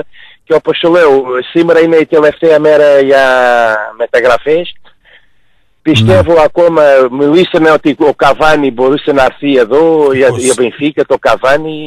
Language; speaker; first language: Greek; non-native, fluent; Portuguese